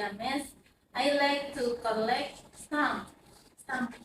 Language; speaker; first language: English; non-native, learner; Indonesian